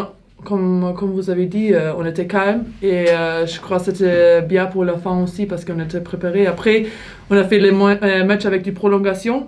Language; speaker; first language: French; non-native, learner; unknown